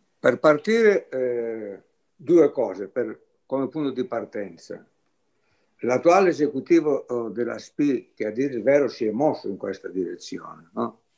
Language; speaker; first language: Italian; non-native, fluent; Greek